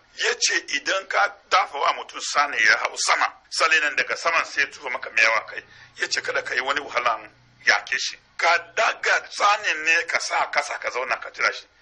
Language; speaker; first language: Hausa; non-native, local second language; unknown